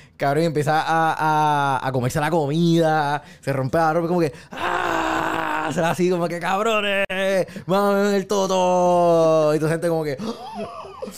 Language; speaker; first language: Spanish; native; Spanish